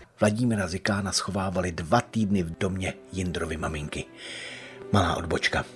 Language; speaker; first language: Czech; native; Czech